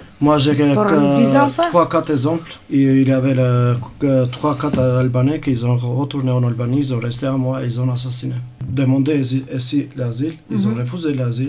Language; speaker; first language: French; non-native, learner; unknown